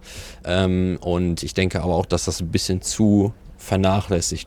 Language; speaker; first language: German; native; German